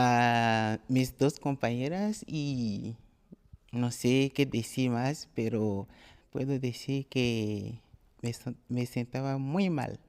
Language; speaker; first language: Spanish; non-native, learner; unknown